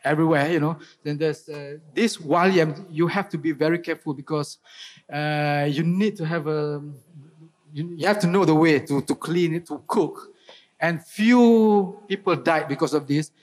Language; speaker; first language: English; non-native, local second language; Malay